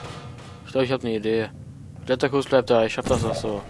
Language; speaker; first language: German; native; German